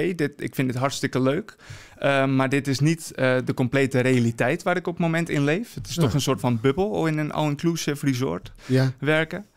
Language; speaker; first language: Dutch; native; Dutch